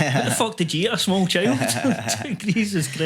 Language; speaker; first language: English; native; English